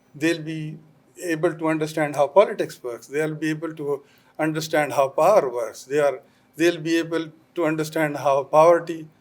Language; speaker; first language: English; non-native, local second language; Urdu